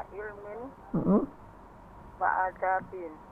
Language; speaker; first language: Arabic; non-native, learner; Indonesian